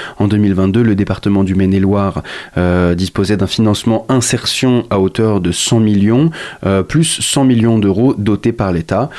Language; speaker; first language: French; native; French